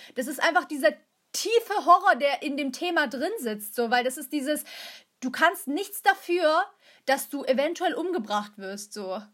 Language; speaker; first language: German; early bilingual, other home language; Turkish